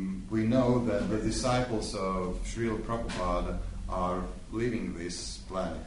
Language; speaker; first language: English; non-native, fluent; Russian